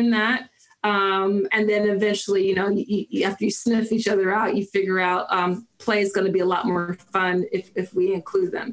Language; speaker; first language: English; native; English